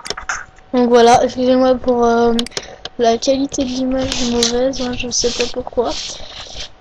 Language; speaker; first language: French; native; French